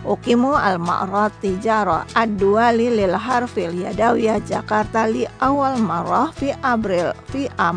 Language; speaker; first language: Arabic; non-native, fluent; Indonesian